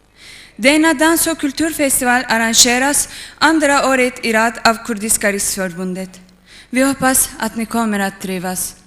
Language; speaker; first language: Swedish; non-native, fluent; Kurdish